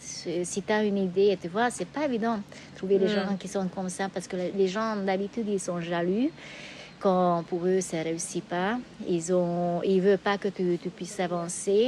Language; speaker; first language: French; non-native, fluent; Hungarian